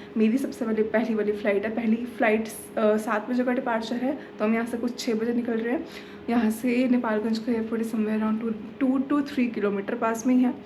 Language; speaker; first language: Hindi; native; Hindi